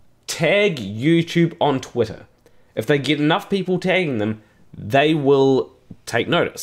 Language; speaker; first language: English; native; English